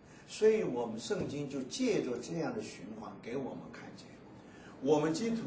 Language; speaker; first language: Chinese; native; Chinese